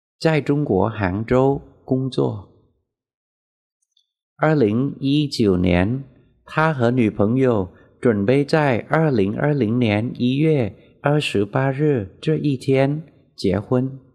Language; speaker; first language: Chinese; non-native, fluent; Vietnamese